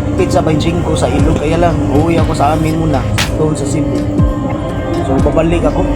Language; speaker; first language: Filipino; non-native, local second language; Cebuano